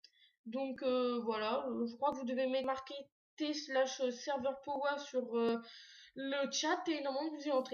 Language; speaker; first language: French; native; French